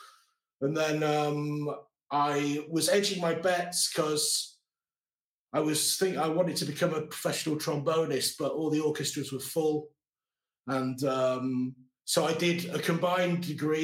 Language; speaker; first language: English; native; English